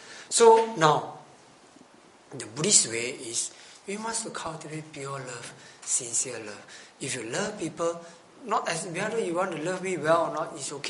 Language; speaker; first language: English; non-native, local second language; Chinese